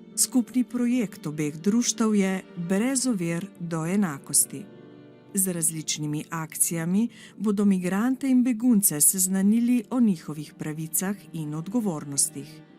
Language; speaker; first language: Slovenian; native; Slovenian